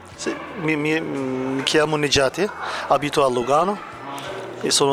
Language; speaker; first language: Italian; non-native, learner; Turkish